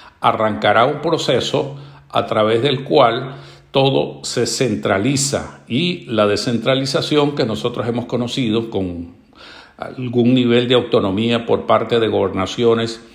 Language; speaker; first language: Spanish; native; Spanish